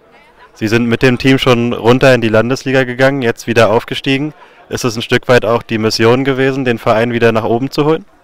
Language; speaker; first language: German; native; German